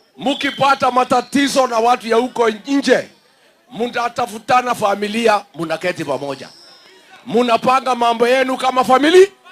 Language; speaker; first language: Swahili; non-native, local second language; Kikuyu